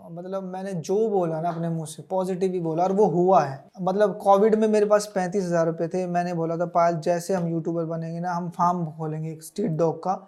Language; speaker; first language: Hindi; native; Hindi